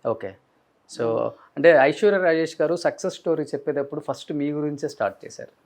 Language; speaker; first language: Telugu; native; Telugu